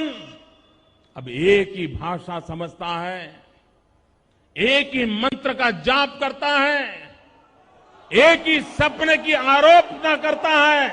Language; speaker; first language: Hindi; non-native, local second language; Gujarati